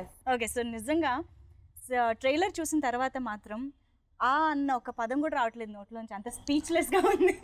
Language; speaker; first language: Telugu; native; Telugu